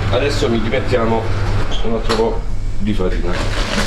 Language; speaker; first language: Italian; native; Italian